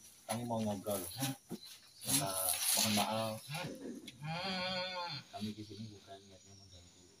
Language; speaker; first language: Indonesian; native; Indonesian